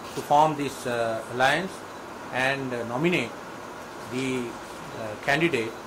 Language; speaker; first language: English; non-native, local second language; Sinhala